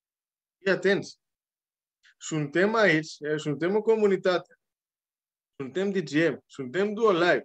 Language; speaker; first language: Romanian; non-native, learner; Greek